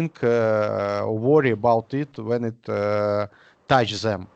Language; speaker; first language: English; non-native, learner; Russian